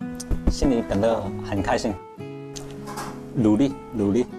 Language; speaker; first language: Chinese; non-native, local second language; Cantonese